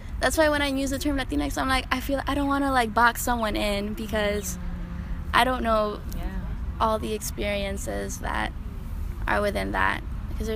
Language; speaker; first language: English; early bilingual, other home language; Spanish